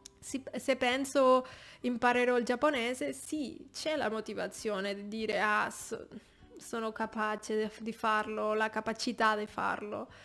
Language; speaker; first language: Italian; non-native, fluent; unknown